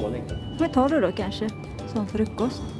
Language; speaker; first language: Swedish; non-native, learner; Japanese